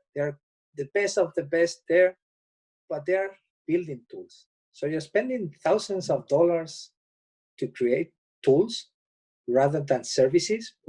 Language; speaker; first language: English; non-native, fluent; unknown